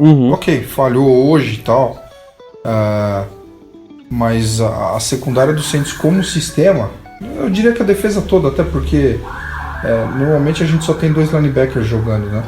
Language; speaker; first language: Portuguese; native; Portuguese